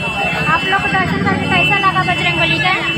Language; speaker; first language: Hindi; non-native, local second language; Awadhi